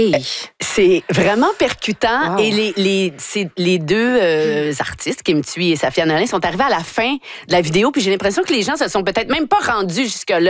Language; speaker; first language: French; native; French